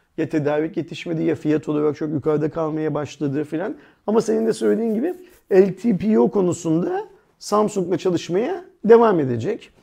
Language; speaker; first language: Turkish; native; Turkish